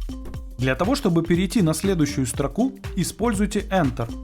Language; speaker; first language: Russian; native; Russian